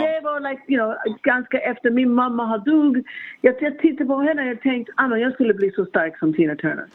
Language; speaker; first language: Swedish; non-native, learner; English